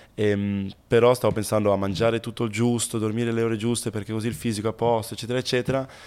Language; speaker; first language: Italian; native; Italian